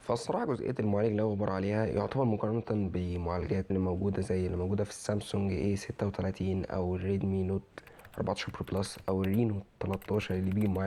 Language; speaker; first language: Arabic; native; Arabic